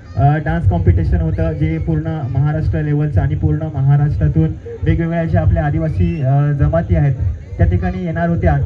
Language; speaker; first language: Marathi; native; Marathi